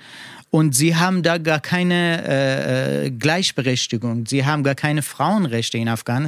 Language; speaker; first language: German; non-native, learner; Persian